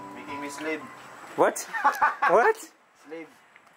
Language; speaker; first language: English; native; English